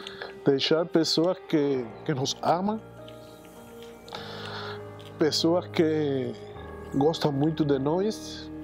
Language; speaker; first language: Portuguese; non-native, fluent; Spanish